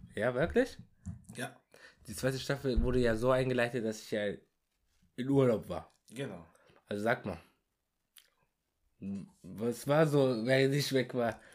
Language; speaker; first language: German; early bilingual, other home language; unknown